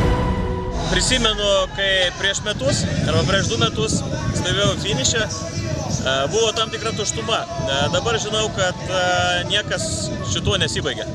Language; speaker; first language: Lithuanian; native; Lithuanian